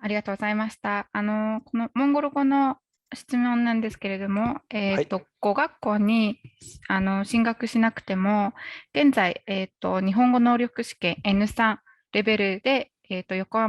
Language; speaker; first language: Japanese; non-native, fluent; Mongolian